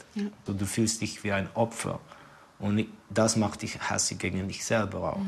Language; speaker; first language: German; non-native, fluent; Estonian